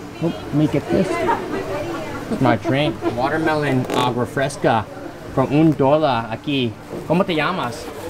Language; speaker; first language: Spanish; non-native, learner; English